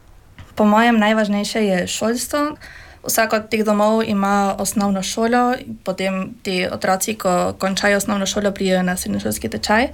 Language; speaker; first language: Slovenian; early bilingual, heritage; Slovenian